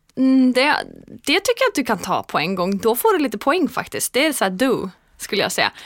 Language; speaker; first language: Swedish; non-native, fluent; Icelandic